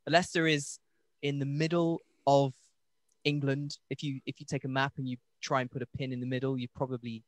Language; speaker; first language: English; native; English